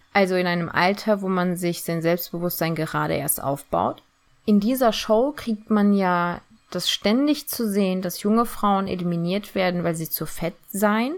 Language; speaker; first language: German; early bilingual, other home language; Turkish